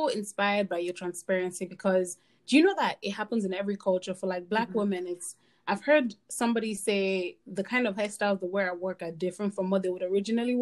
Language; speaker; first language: English; non-native, local second language; Yoruba